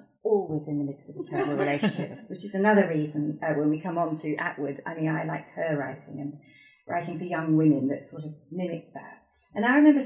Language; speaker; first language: English; native; English